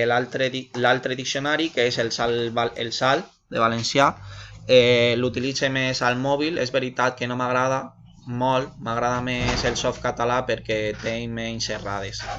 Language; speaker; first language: Catalan; non-native, local second language; Spanish